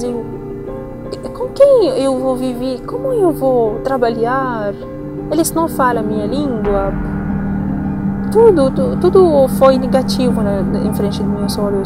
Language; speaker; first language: Portuguese; non-native, learner; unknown